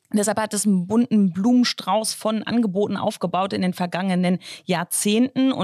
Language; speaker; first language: German; native; German